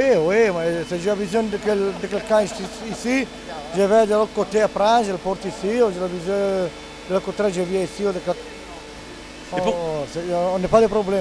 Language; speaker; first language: French; non-native, learner; Italian